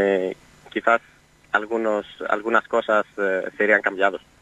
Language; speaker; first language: Spanish; non-native, learner; Greek